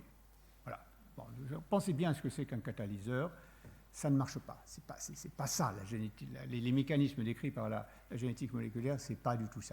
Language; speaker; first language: French; native; French